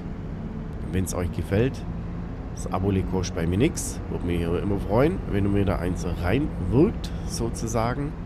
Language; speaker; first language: German; native; German